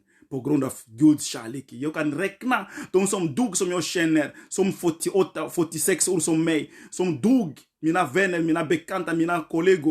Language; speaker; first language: Swedish; non-native, fluent; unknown